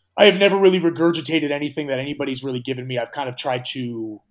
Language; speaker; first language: English; native; English